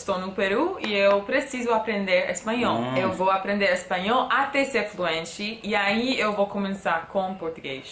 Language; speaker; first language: Portuguese; non-native, fluent; English